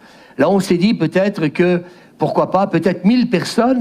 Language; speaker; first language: French; native; French